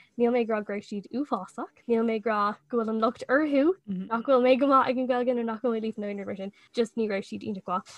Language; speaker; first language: Irish; non-native, local second language; English